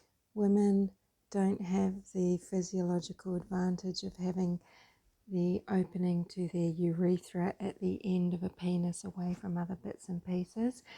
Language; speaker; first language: English; native; English